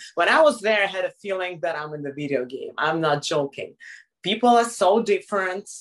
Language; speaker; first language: English; non-native, fluent; Russian